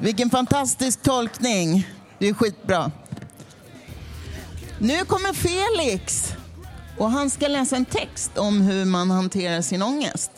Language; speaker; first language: Swedish; native; Swedish